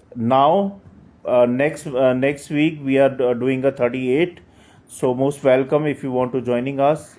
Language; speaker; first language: English; non-native, local second language; Hindi